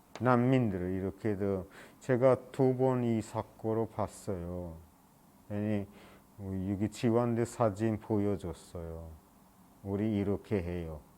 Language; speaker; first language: Korean; non-native, learner; Persian